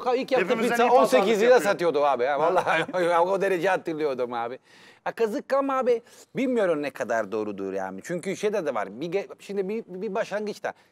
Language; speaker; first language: Turkish; non-native, fluent; Italian